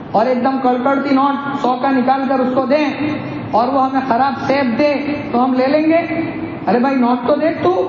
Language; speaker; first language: Urdu; non-native, local second language; Gujarati